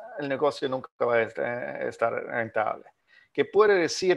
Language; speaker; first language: Spanish; non-native, fluent; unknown